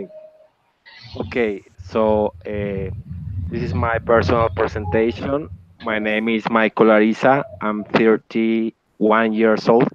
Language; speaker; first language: English; non-native, learner; Spanish